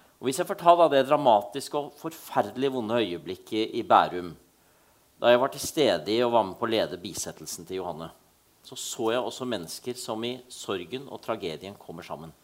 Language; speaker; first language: Norwegian; native; Norwegian